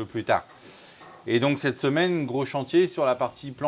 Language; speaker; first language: French; native; French